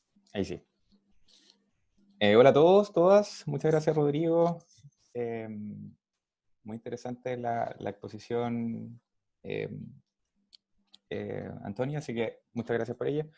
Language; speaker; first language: Spanish; native; Spanish